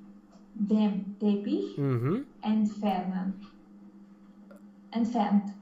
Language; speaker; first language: German; non-native, learner; Romanian